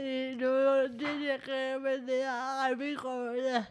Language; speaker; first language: Spanish; non-native, learner; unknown